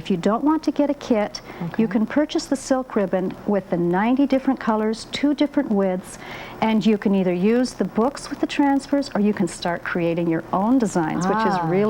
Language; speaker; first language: English; native; English